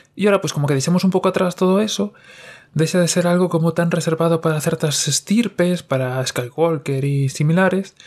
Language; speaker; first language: Spanish; non-native, local second language; Galician